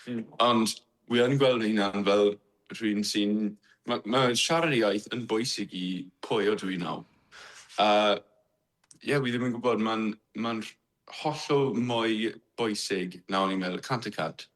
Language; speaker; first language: Welsh; non-native, learner; English